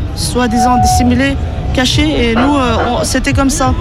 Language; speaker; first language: French; non-native, fluent; Kurdish